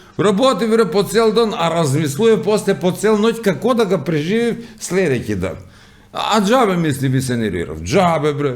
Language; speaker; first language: Macedonian; native; Macedonian